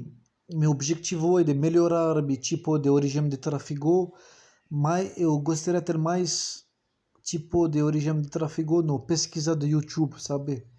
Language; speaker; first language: Portuguese; non-native, learner; French